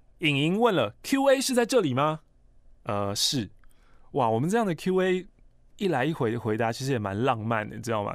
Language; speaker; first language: Chinese; native; Chinese